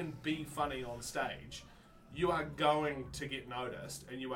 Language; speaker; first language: English; native; English